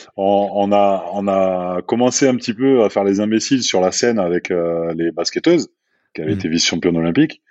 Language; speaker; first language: French; native; French